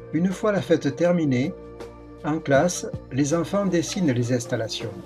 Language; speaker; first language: French; native; French